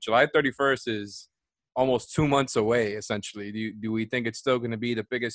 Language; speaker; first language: English; native; English